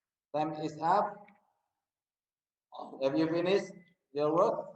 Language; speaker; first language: English; non-native, learner; Indonesian